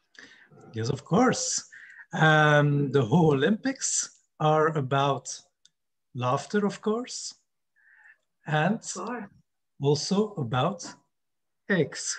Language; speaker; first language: English; non-native, fluent; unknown